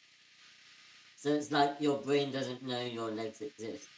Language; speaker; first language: English; native; English